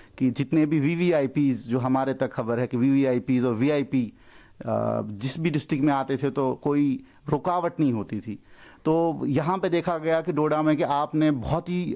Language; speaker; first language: Hindi; non-native, local second language; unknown